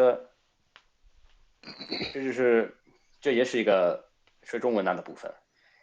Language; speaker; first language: Chinese; non-native, fluent; Spanish